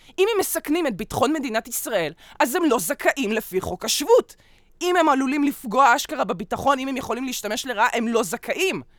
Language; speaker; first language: Hebrew; early bilingual, other home language; Russian